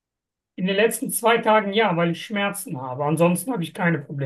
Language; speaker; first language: German; non-native, fluent; Turkish